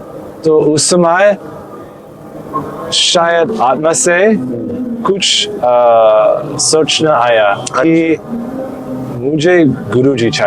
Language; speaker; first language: Hindi; non-native, learner; English